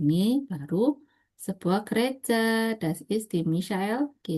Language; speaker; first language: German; non-native, fluent; Indonesian